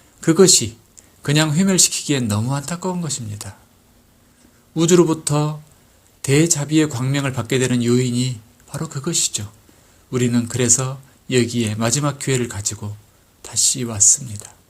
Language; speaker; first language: Korean; native; Korean